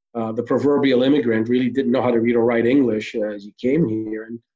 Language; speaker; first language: English; early bilingual, other home language; Hebrew